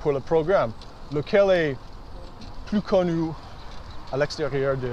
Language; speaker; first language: French; early bilingual, heritage; English